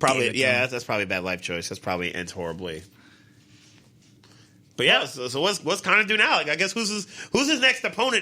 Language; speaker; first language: English; native; English